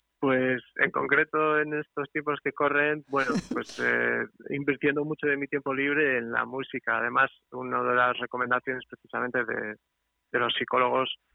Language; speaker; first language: Spanish; non-native, fluent; Portuguese